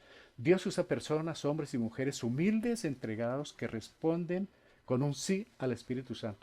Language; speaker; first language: Spanish; native; Spanish